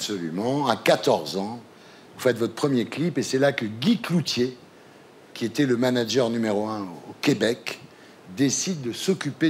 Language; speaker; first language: French; native; French